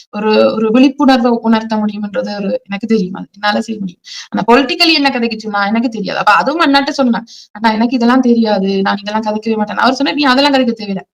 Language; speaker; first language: Tamil; early bilingual, heritage; Tamil